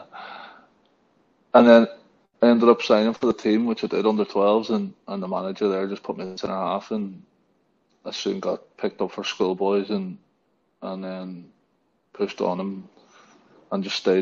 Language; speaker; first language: English; native; English